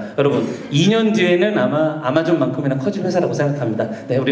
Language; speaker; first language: Korean; native; Korean